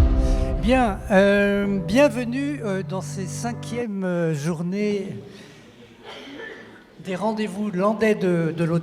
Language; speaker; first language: French; native; French